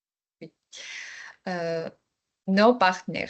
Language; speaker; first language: French; non-native, learner; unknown